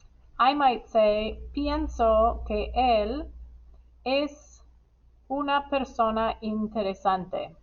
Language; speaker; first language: Spanish; non-native, fluent; English